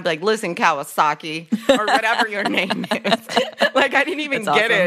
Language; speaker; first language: English; native; English